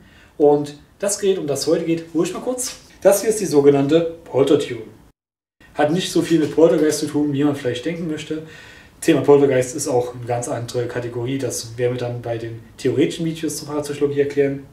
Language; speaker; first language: German; native; German